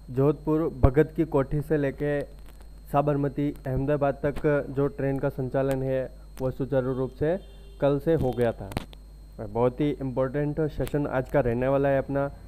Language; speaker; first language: Hindi; native; Hindi